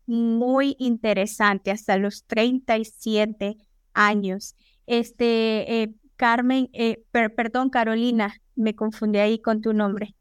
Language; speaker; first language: Spanish; native; Spanish